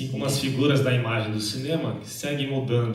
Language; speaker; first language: Portuguese; native; Portuguese